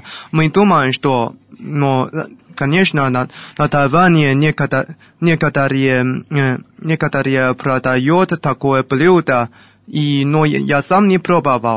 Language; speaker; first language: Russian; non-native, learner; Chinese